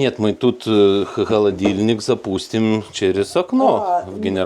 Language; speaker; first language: Russian; non-native, fluent; Lithuanian